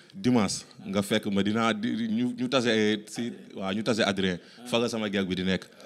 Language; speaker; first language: Wolof; non-native, local second language; Serer